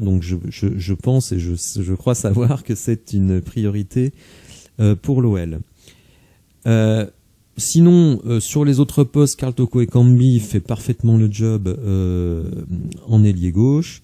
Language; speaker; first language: French; native; French